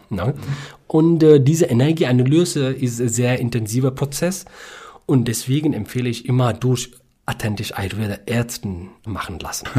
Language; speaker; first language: German; non-native, learner; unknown